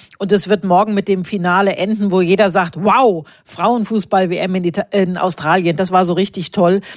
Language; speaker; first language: German; native; German